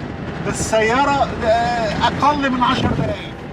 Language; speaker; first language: Arabic; native; Arabic